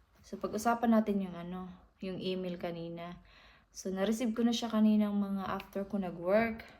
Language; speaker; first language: Filipino; non-native, local second language; Cebuano